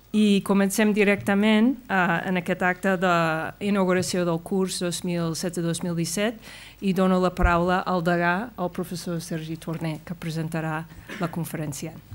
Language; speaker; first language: Catalan; non-native, fluent; English